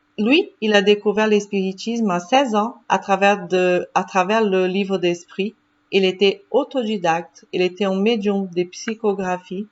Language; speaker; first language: French; non-native, fluent; Portuguese